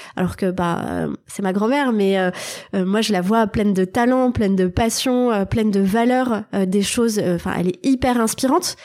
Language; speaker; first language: French; native; French